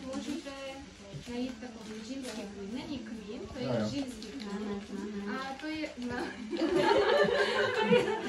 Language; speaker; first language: Czech; non-native, learner; Kara-Kalpak